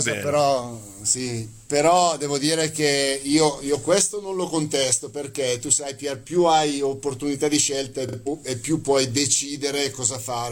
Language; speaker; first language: Italian; native; Italian